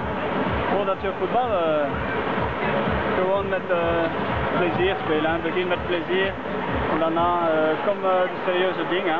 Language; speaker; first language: Dutch; non-native, learner; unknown